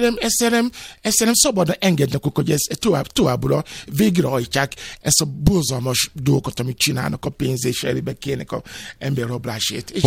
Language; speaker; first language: Hungarian; non-native, learner; Yoruba